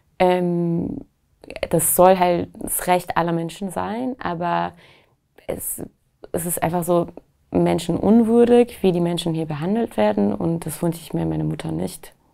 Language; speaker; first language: German; non-native, fluent; Persian